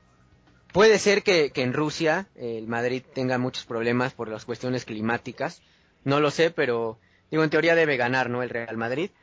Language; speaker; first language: Spanish; native; Spanish